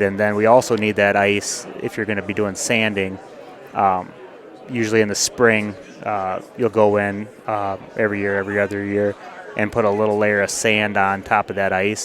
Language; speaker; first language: English; native; English